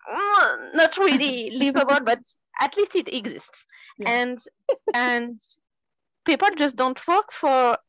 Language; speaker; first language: English; non-native, fluent; French